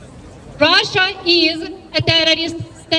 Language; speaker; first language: English; non-native, fluent; Ukrainian